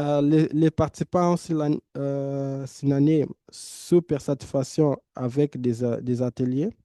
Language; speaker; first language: French; non-native, fluent; Portuguese